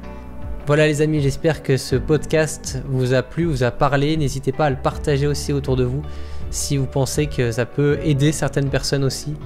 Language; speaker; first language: French; native; French